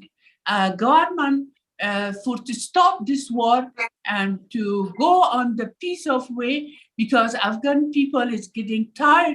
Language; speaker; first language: English; non-native, learner; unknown